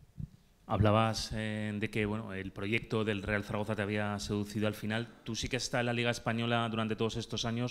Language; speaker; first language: Spanish; native; Spanish